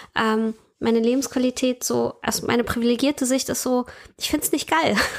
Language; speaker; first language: German; early bilingual, other home language; Russian